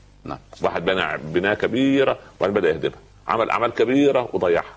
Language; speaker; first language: Arabic; native; Arabic